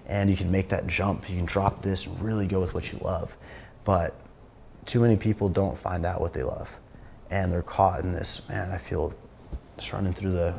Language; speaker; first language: English; native; English